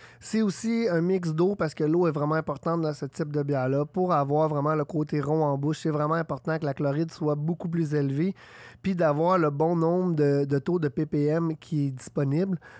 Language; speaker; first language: French; native; French